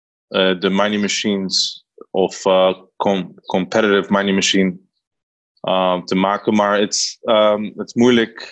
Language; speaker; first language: Dutch; non-native, learner; Spanish